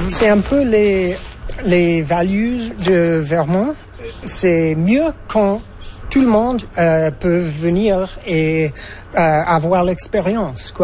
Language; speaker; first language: French; non-native, learner; English